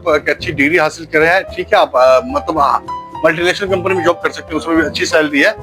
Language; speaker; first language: Hindi; native; Hindi